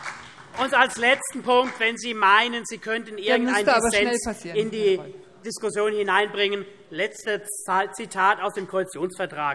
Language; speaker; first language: German; native; German